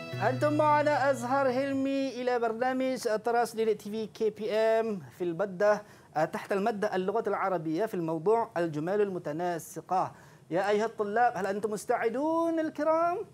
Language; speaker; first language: Arabic; non-native, fluent; Malay